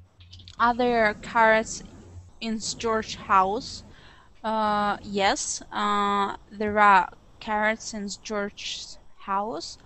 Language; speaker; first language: English; non-native, learner; Russian